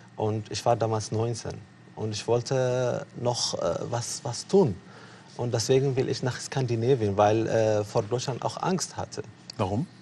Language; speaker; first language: German; non-native, fluent; Tigrinya